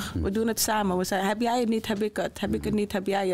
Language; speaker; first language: Dutch; native; Dutch